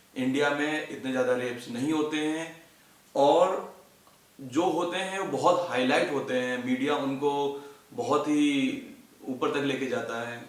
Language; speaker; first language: Hindi; native; Hindi